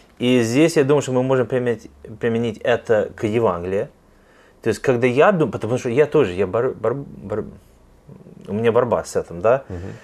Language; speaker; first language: Russian; non-native, fluent; English